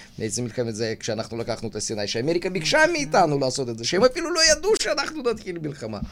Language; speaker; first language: Hebrew; non-native, fluent; Russian